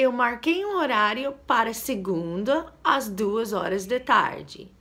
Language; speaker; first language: Portuguese; non-native, fluent; English